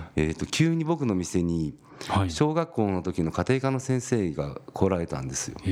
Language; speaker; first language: Japanese; native; Japanese